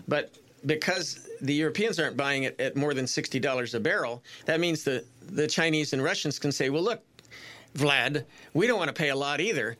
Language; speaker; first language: English; native; English